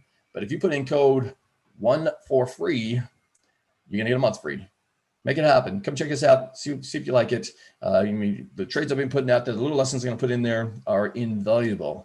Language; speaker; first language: English; native; English